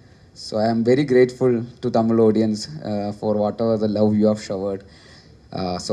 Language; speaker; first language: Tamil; non-native, learner; Malayalam